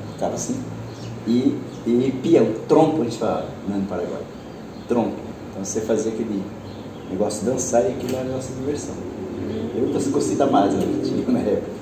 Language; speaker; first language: Portuguese; early bilingual, other home language; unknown